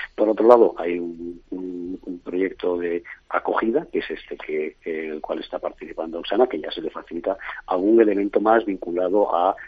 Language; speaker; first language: Spanish; native; Spanish